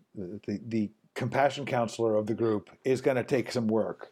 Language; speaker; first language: English; native; English